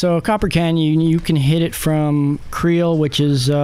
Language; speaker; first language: English; native; English